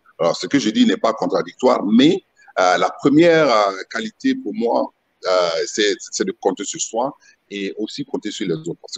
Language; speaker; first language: French; non-native, local second language; Mossi